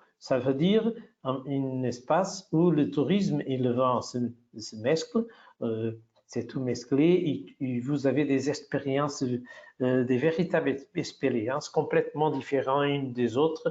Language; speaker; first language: French; non-native, fluent; Portuguese